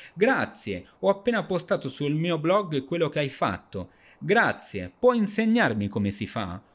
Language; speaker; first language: Italian; non-native, fluent; Spanish